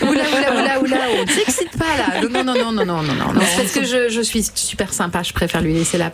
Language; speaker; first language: French; native; French